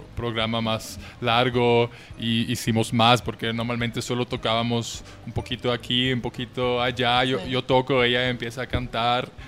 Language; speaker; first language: Spanish; non-native, fluent; German